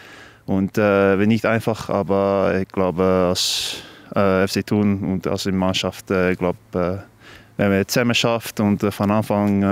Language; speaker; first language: German; non-native, learner; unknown